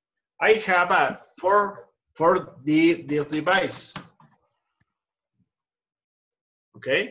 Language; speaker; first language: English; non-native, learner; Spanish